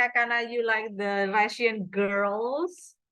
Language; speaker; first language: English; non-native, fluent; Indonesian